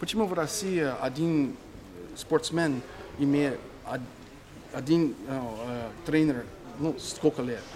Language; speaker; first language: Russian; non-native, learner; English